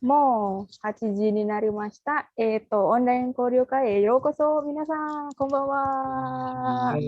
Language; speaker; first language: Japanese; non-native, fluent; Indonesian